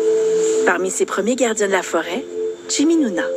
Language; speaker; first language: French; native; French